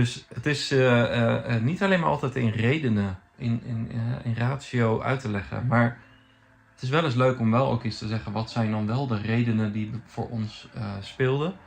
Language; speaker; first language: Dutch; native; Dutch